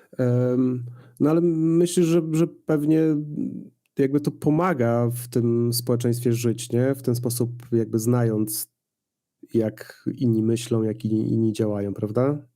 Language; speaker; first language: Polish; native; Polish